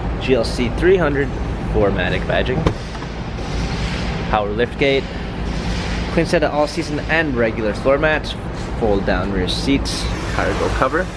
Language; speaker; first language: English; native; English